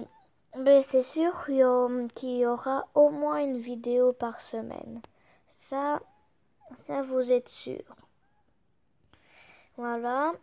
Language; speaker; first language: French; early bilingual, other home language; Polish